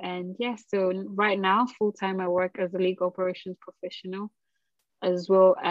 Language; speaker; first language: English; non-native, local second language; Ganda